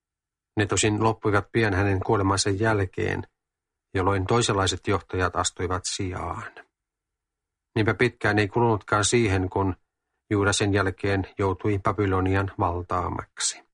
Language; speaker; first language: Finnish; native; Finnish